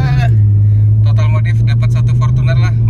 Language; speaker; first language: Indonesian; native; Indonesian